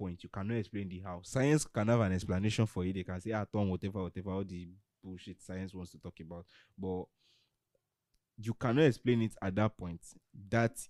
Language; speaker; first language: English; non-native, local second language; Yoruba